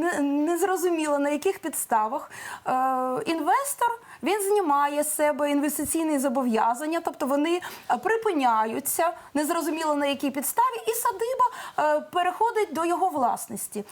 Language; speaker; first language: Ukrainian; native; Ukrainian